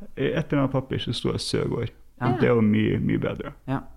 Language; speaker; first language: Norwegian; non-native, fluent; English